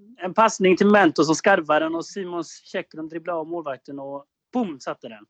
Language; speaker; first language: Swedish; native; Swedish